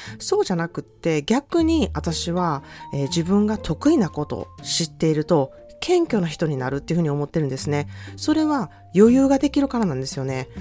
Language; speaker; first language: Japanese; native; Japanese